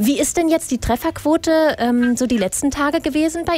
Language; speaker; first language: German; native; German